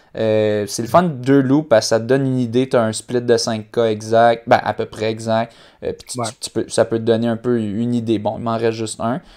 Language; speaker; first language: French; native; French